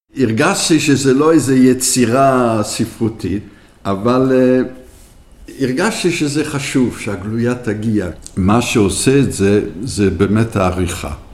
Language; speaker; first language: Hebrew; early bilingual, other home language; French